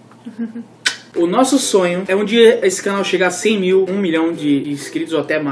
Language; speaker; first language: Portuguese; native; Portuguese